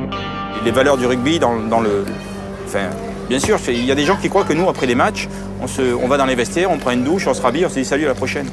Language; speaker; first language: French; native; French